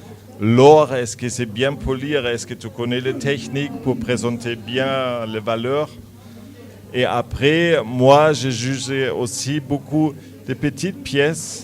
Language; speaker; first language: French; non-native, learner; German